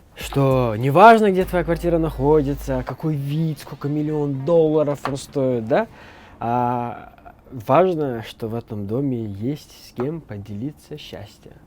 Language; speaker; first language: Russian; non-native, local second language; Kyrgyz